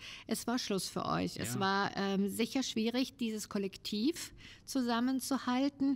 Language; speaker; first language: German; native; German